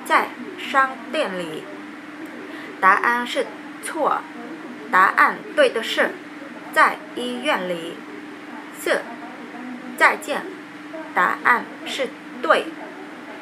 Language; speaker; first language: Chinese; non-native, learner; Vietnamese